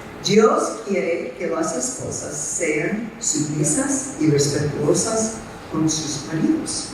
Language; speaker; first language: Spanish; non-native, fluent; English